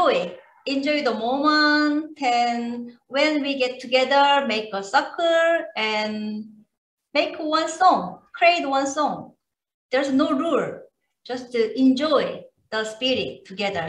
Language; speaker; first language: English; non-native, learner; Korean